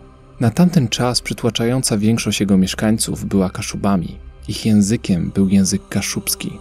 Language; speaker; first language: Polish; native; Polish